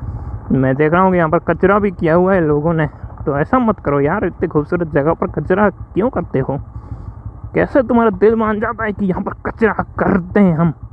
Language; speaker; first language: Hindi; non-native, local second language; Gujarati